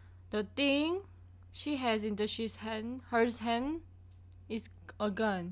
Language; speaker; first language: English; non-native, learner; Korean